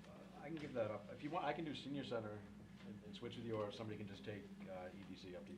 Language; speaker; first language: English; native; English